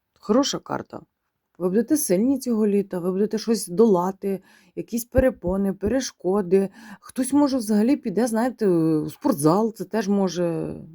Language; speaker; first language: Ukrainian; non-native, local second language; Russian